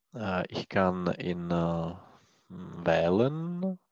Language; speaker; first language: German; non-native, learner; Czech